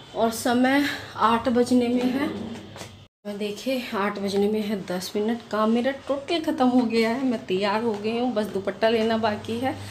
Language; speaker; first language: Hindi; native; Hindi